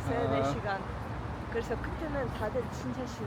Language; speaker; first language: Korean; non-native, learner; Russian